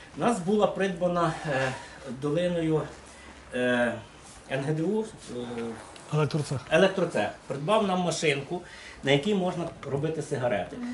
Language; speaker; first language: Ukrainian; native; Ukrainian